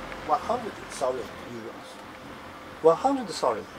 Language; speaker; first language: English; non-native, learner; Chinese